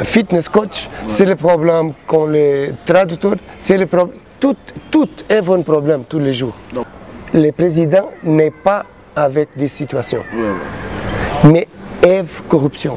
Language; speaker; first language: French; non-native, learner; Portuguese